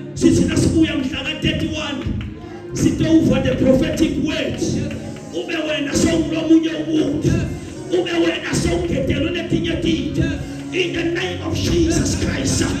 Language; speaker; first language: Zulu; non-native, local second language; Swati